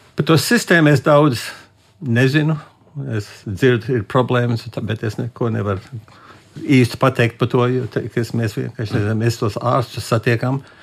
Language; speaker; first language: Latvian; early bilingual, heritage; Latvian